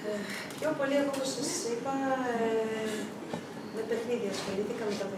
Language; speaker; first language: Greek; early bilingual, other home language; Russian